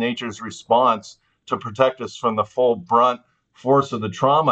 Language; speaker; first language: English; native; English